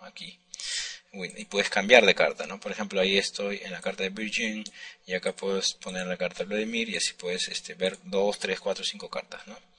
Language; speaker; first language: Spanish; native; Spanish